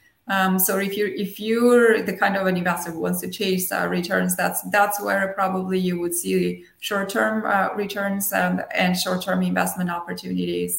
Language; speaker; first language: English; non-native, fluent; Armenian